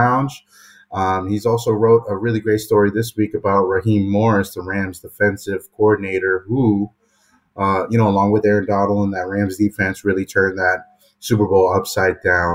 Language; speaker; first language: English; native; English